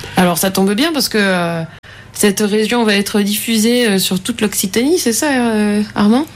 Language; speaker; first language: French; native; French